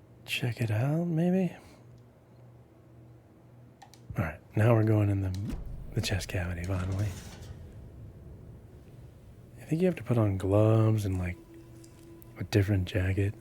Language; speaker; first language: English; native; English